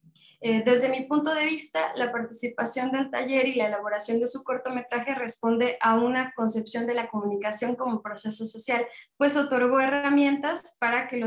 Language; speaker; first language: Spanish; native; Spanish